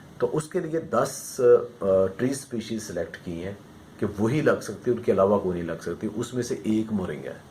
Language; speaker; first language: Urdu; non-native, local second language; Punjabi